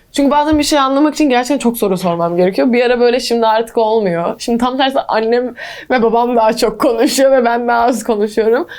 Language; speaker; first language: Turkish; early bilingual, heritage; English